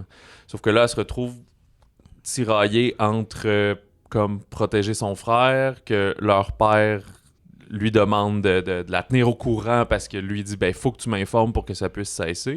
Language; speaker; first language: French; native; French